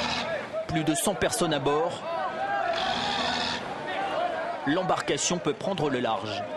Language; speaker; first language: French; native; French